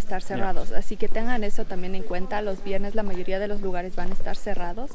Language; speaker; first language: Spanish; non-native, local second language; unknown